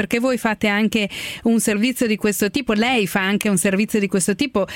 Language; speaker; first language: Italian; native; Italian